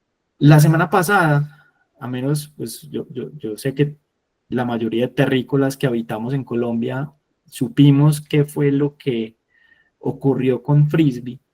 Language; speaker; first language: Spanish; native; Spanish